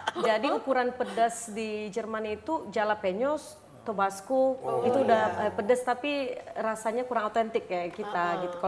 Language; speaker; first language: Indonesian; native; Indonesian